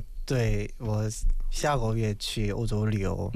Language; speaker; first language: Chinese; non-native, learner; Korean